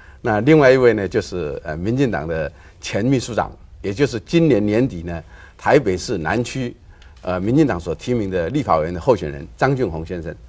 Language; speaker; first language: Chinese; non-native, local second language; Min Nan Chinese